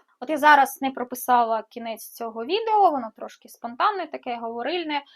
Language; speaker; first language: Ukrainian; non-native, local second language; Russian